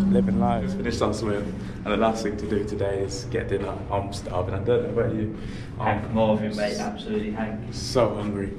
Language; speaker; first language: English; native; English